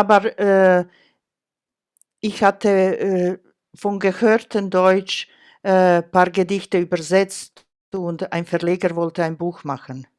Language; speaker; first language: German; non-native, fluent; Croatian